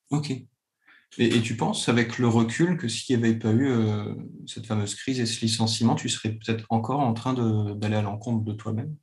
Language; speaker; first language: French; native; French